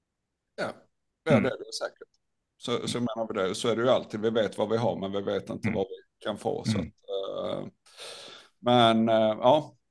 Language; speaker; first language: Swedish; native; Swedish